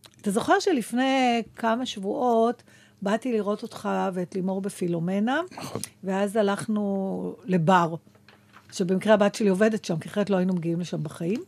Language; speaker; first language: Hebrew; native; Hebrew